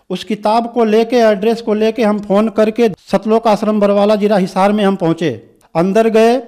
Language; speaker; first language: Hindi; native; Hindi